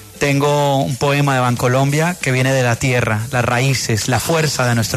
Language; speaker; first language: Spanish; native; Spanish